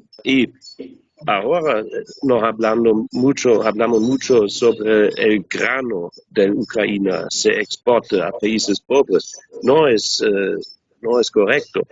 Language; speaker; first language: Spanish; non-native, learner; German